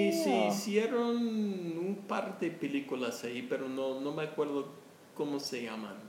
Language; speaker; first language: Spanish; non-native, fluent; English